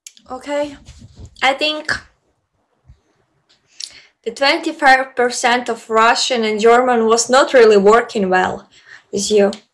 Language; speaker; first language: English; non-native, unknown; Ukrainian